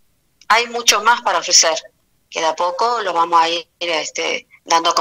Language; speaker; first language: Spanish; native; Spanish